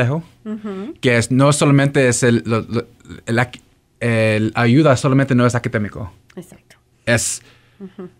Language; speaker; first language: Spanish; early bilingual, heritage; Spanish